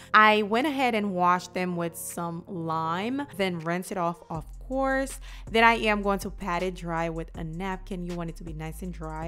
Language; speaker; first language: English; native; English